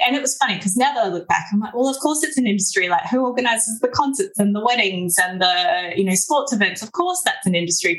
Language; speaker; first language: English; native; English